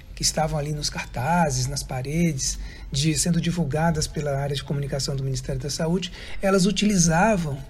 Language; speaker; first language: Portuguese; native; Portuguese